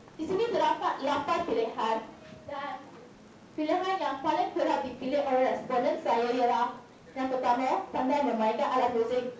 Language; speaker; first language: Malay; non-native, local second language; Chinese